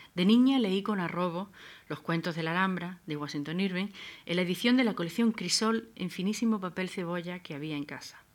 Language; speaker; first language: Spanish; native; Spanish